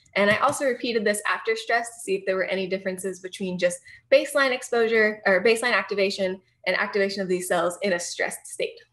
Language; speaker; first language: English; native; English